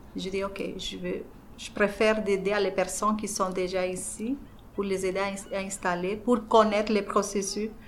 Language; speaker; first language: French; non-native, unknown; Spanish